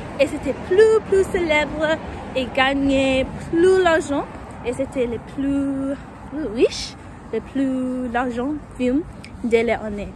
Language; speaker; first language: French; non-native, learner; English